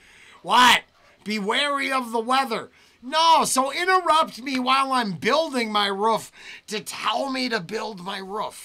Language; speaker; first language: English; native; English